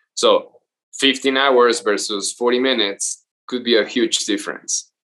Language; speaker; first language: English; non-native, fluent; Spanish